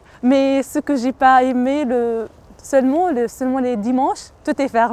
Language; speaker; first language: French; non-native, local second language; Arabic